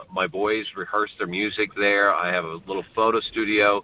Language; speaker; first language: English; native; English